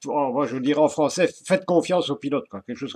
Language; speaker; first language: French; native; French